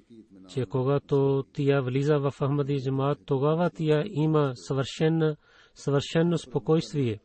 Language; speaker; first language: Bulgarian; non-native, fluent; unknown